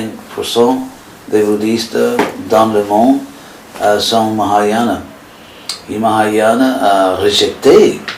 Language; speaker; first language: French; non-native, fluent; English